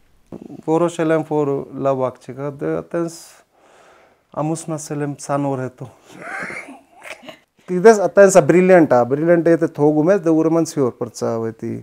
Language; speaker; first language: Armenian; non-native, learner; Hindi